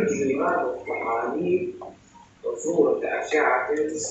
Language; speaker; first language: Arabic; non-native, fluent; Indonesian